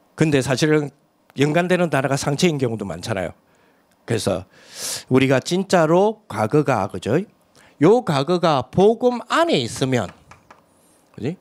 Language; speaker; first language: Korean; native; Korean